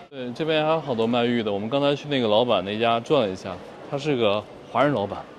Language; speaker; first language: Chinese; native; Chinese